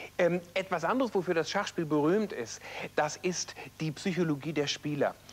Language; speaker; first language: German; native; German